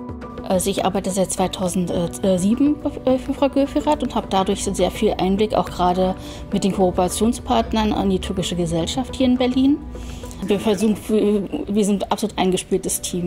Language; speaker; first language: German; native; German